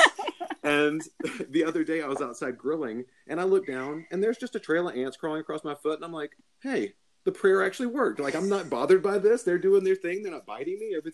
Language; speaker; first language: English; native; English